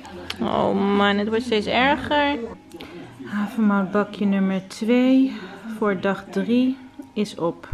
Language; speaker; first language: Dutch; native; Dutch